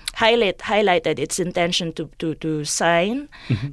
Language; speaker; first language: English; non-native, local second language; Filipino